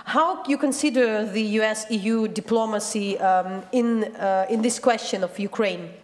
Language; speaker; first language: English; non-native, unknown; Ukrainian